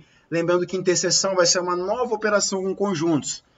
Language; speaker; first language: Portuguese; native; Portuguese